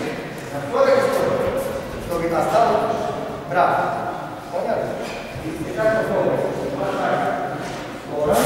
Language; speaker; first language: Russian; non-native, learner; Serbian